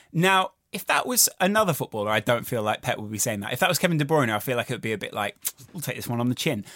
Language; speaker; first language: English; native; English